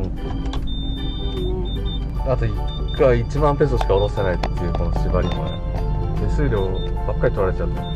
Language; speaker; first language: Japanese; native; Japanese